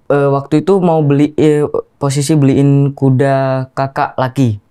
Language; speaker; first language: Indonesian; non-native, local second language; Javanese